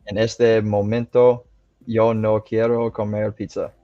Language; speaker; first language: Spanish; non-native, learner; English